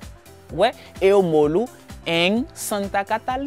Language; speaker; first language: Portuguese; non-native, fluent; Haitian Creole